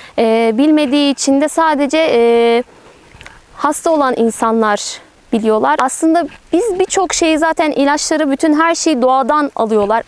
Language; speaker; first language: Turkish; native; Turkish